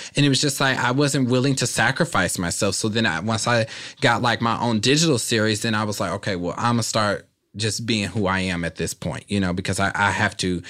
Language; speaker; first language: English; native; English